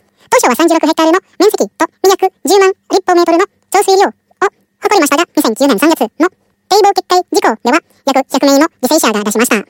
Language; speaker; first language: Japanese; non-native, fluent; Indonesian